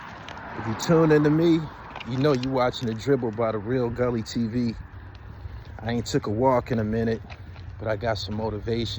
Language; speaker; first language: English; native; English